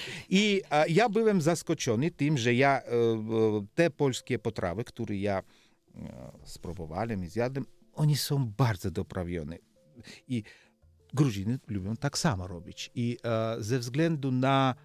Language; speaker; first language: Polish; non-native, learner; Georgian